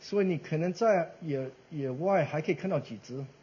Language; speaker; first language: Chinese; early bilingual, heritage; Chinese